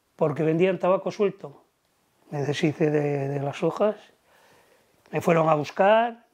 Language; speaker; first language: Spanish; native; Spanish